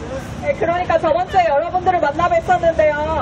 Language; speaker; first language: Korean; non-native, fluent; Chinese